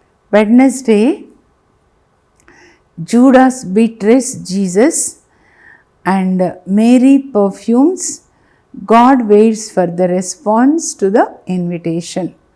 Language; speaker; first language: English; non-native, local second language; Telugu